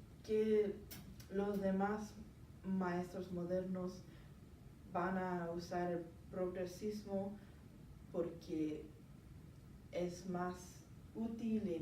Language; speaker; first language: Spanish; non-native, learner; English